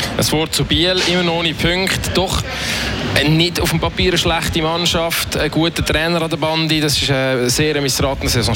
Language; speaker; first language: German; native; German